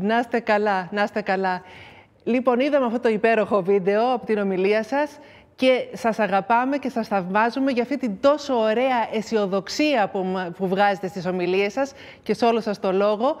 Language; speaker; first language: Greek; native; Greek